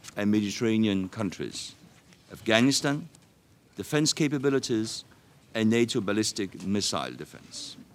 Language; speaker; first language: English; non-native, fluent; Danish